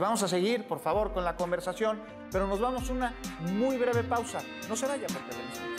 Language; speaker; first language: Spanish; native; Spanish